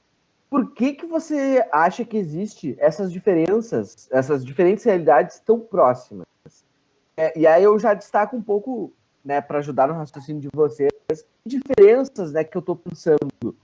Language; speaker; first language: Portuguese; native; Portuguese